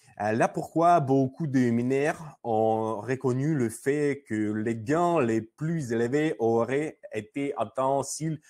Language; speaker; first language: French; non-native, learner; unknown